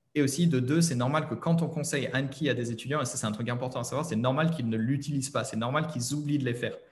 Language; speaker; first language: French; native; French